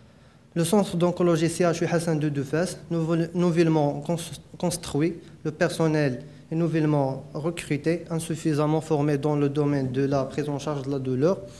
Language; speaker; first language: French; non-native, local second language; Arabic